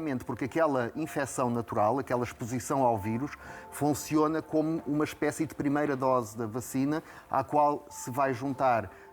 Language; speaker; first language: Portuguese; native; Portuguese